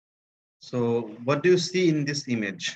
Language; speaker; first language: English; non-native, fluent; Bangla